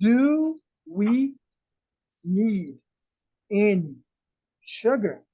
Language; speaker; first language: English; non-native, fluent; Portuguese